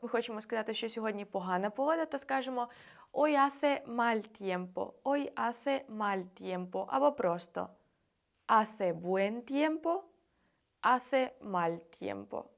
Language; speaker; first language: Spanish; non-native, fluent; Ukrainian